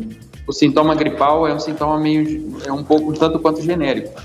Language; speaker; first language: Portuguese; native; Portuguese